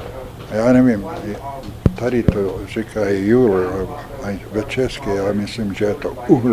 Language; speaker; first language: Czech; early bilingual, heritage; Czech